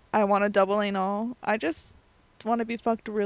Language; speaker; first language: English; early bilingual, other home language; Spanish